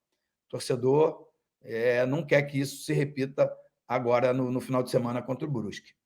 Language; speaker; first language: Portuguese; native; Portuguese